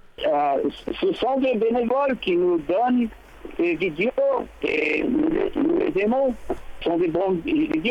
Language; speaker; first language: French; non-native, learner; English